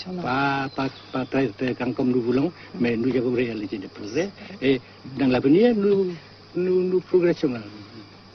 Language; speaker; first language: French; non-native, fluent; Vietnamese